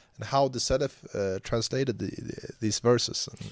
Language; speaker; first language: English; non-native, fluent; Swedish